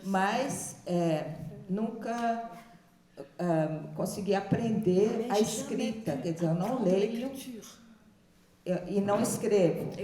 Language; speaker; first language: Portuguese; early bilingual, other home language; Chinese